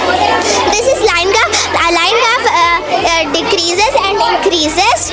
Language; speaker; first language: English; non-native, learner; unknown